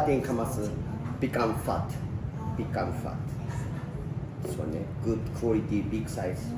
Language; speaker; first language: English; non-native, learner; Japanese